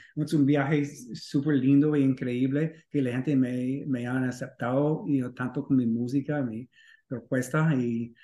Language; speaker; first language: Spanish; non-native, fluent; English